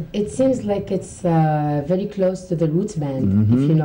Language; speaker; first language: English; non-native, fluent; Arabic